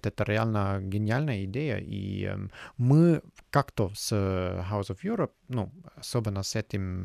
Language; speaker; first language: Russian; non-native, fluent; German